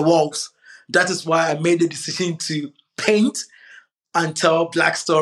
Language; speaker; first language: English; non-native, local second language; Akan